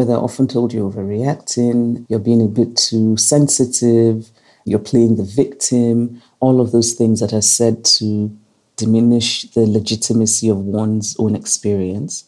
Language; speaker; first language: English; non-native, local second language; Igbo